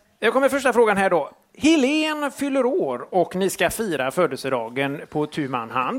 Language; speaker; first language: Swedish; native; Swedish